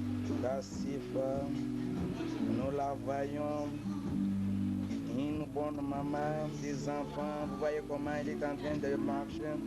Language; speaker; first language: French; non-native, local second language; Swahili